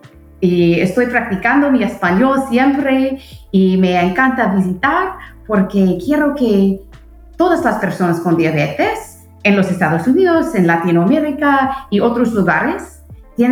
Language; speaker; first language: Spanish; non-native, fluent; English